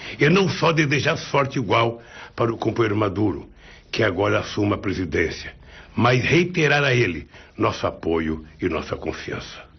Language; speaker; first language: Portuguese; native; Portuguese